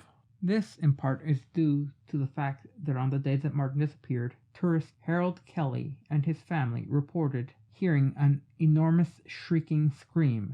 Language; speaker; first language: English; native; English